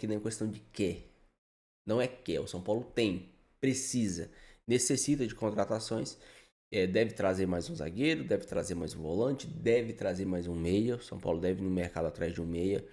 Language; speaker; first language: Portuguese; native; Portuguese